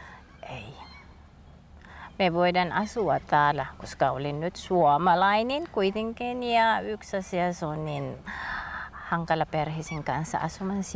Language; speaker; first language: Finnish; non-native, learner; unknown